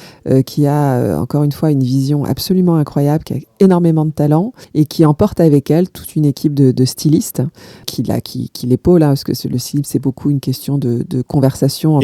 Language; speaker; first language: French; native; French